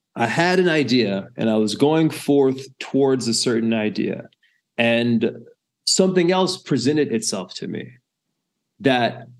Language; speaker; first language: English; native; English